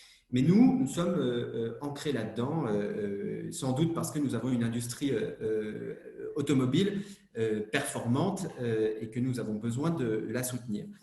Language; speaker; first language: French; native; French